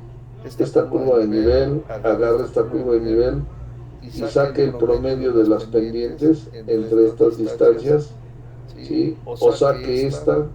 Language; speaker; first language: Spanish; native; Spanish